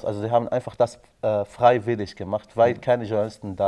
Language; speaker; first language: German; non-native, fluent; Arabic